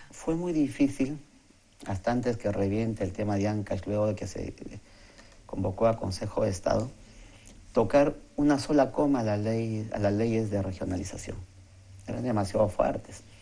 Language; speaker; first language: Spanish; native; Spanish